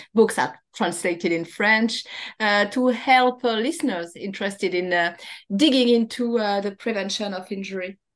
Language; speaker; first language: English; non-native, fluent; French